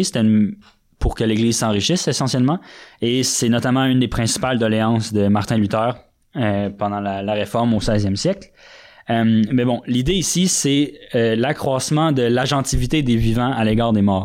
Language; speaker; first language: French; native; French